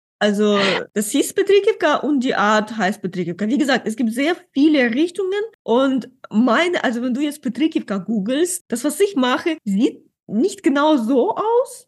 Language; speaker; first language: German; non-native, fluent; Ukrainian